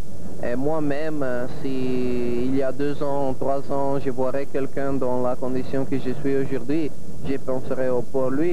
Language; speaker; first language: French; non-native, fluent; Italian